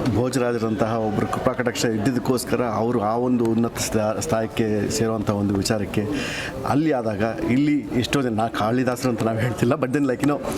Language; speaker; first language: Kannada; native; Kannada